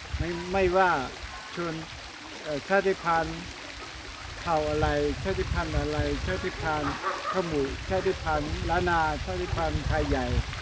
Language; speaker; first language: Thai; non-native, local second language; Hmong